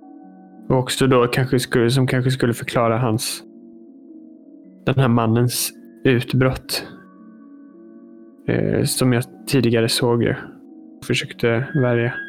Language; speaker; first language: Swedish; native; Swedish